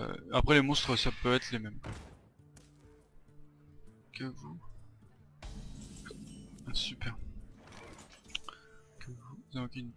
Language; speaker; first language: French; native; French